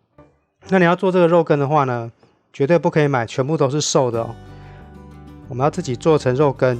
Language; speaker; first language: Chinese; native; Chinese